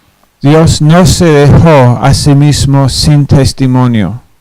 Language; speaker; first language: Spanish; non-native, fluent; English